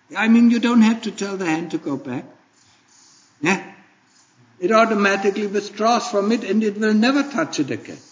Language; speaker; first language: English; non-native, fluent; German